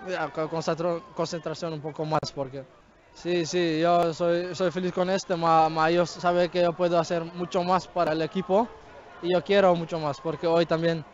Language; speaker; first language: Spanish; non-native, learner; Dutch